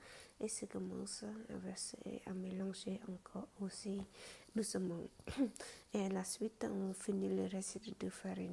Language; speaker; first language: French; non-native, fluent; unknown